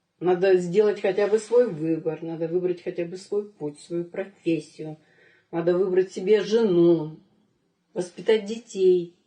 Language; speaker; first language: Russian; native; Russian